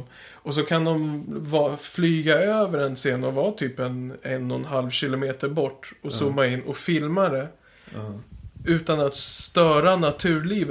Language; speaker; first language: Swedish; native; Swedish